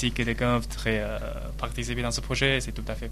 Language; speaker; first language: French; non-native, learner; Chinese